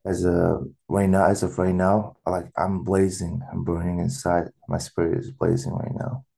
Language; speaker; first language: English; non-native, fluent; Mongolian